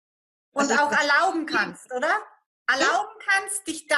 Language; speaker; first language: German; native; German